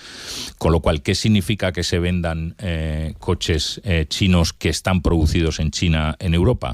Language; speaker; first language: Spanish; native; Spanish